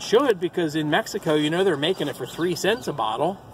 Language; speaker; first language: English; native; English